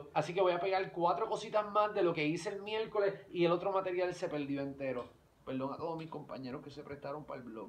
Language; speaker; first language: Spanish; native; Spanish